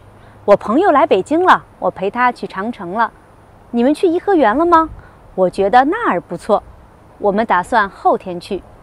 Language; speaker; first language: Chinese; non-native, fluent; Hausa